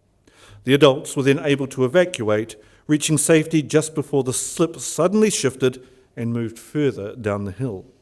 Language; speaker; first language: English; native; English